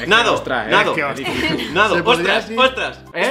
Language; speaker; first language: Spanish; native; Spanish